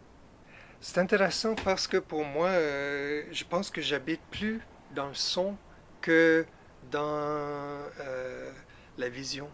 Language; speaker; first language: French; non-native, fluent; English